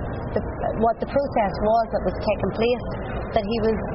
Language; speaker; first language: English; native; English